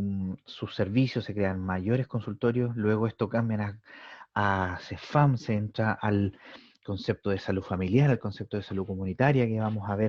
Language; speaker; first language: Spanish; native; Spanish